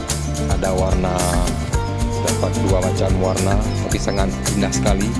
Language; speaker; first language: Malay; non-native, local second language; Achinese